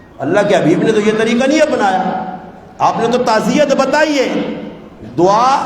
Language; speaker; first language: Urdu; non-native, local second language; Punjabi